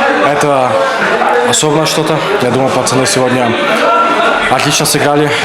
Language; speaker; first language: Russian; non-native, learner; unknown